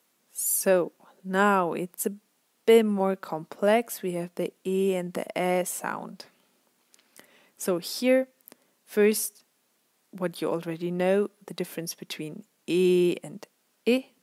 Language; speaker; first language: English; non-native, fluent; German